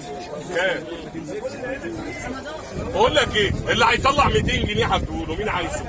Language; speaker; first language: Arabic; native; Arabic